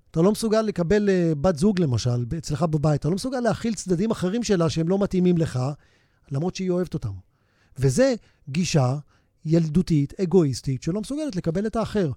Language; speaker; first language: Hebrew; native; Hebrew